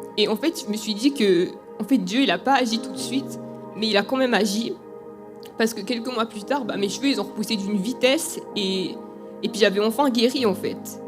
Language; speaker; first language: French; early bilingual, other home language; Spanish